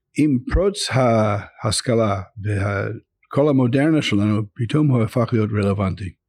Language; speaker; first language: Hebrew; non-native, fluent; English